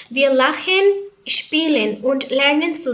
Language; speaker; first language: German; non-native, fluent; Bangla